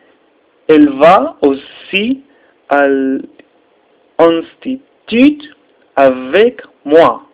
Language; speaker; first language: French; non-native, learner; Spanish